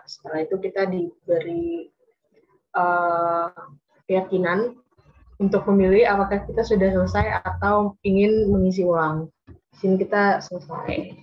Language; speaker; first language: Indonesian; native; Indonesian